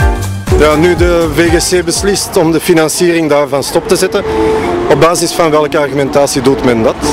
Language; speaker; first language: Dutch; native; Dutch